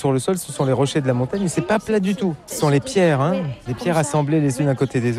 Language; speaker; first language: French; native; French